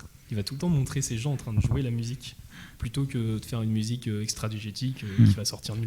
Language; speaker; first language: French; native; French